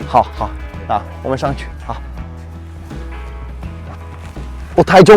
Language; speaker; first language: Chinese; non-native, learner; English